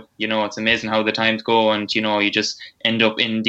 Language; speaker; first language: English; native; English